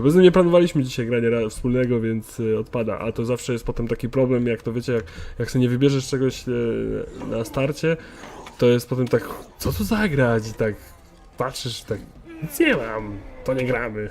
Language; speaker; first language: Polish; native; Polish